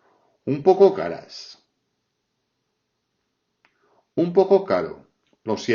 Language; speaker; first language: Spanish; non-native, fluent; French